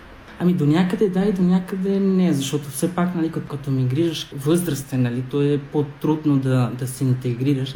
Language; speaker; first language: Bulgarian; non-native, fluent; Spanish